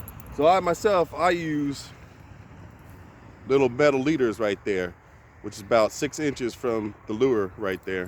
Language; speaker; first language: English; native; English